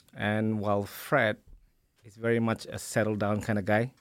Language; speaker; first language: English; early bilingual, other home language; Indonesian